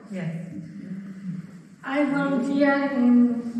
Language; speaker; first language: English; non-native, learner; Italian